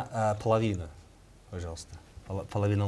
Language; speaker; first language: Russian; non-native, learner; English